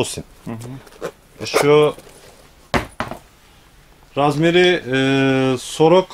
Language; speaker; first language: Russian; non-native, learner; Turkish